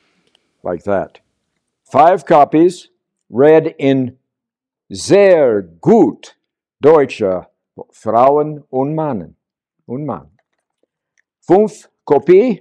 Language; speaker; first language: German; non-native, learner; English